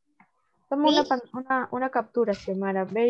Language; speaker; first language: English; non-native, learner; Spanish